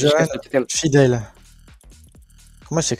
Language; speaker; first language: French; native; French